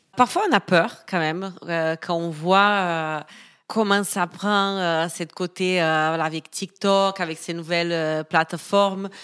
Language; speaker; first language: French; non-native, fluent; Portuguese